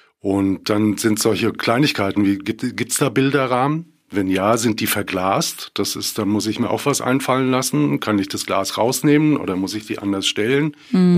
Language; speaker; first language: German; native; German